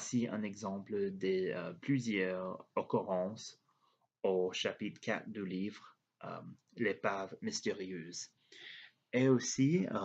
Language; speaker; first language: French; non-native, learner; English